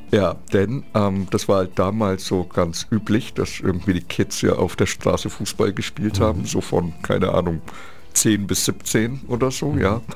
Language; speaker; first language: German; early bilingual, other home language; Turkish